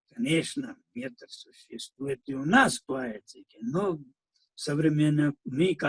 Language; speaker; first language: Russian; non-native, fluent; Hindi